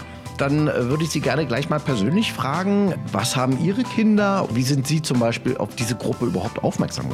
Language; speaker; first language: German; native; German